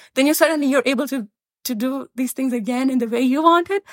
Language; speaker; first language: English; non-native, fluent; Pashto